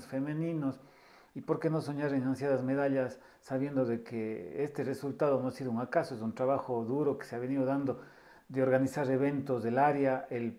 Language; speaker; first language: Spanish; native; Spanish